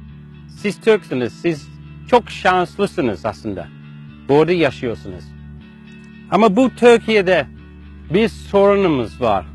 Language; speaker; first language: Turkish; non-native, fluent; English